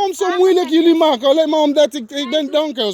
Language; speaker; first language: Dutch; non-native, learner; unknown